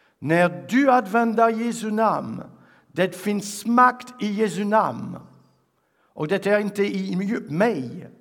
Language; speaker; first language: Swedish; non-native, fluent; French